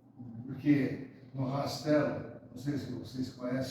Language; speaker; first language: Portuguese; early bilingual, other home language; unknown